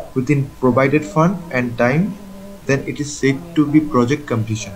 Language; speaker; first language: English; non-native, local second language; Bangla